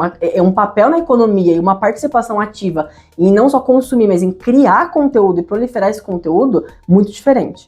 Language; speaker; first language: Portuguese; native; Portuguese